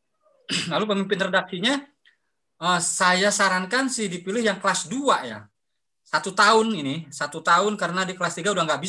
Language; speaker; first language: Indonesian; native; Indonesian